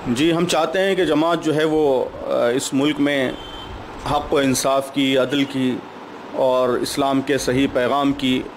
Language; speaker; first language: Urdu; native; Urdu